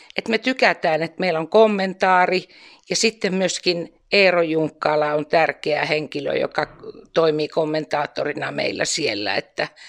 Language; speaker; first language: Finnish; native; Finnish